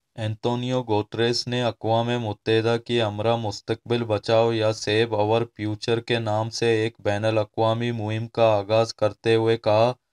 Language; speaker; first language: Urdu; non-native, local second language; Baluchi